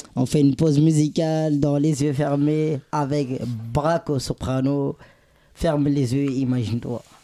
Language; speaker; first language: French; native; French